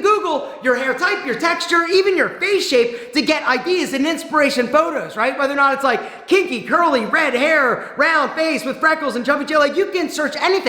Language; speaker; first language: English; native; English